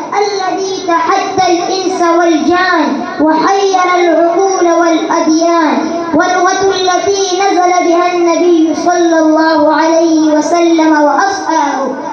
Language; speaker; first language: Arabic; non-native, learner; Urdu